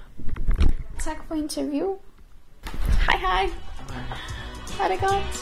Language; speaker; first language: Danish; non-native, learner; Persian